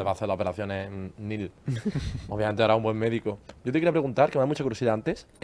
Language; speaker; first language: Spanish; native; Spanish